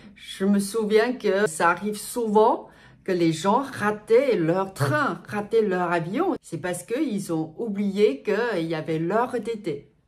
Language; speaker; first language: French; non-native, fluent; Chinese